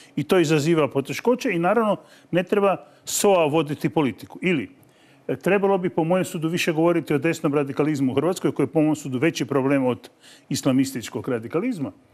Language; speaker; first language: Croatian; native; Croatian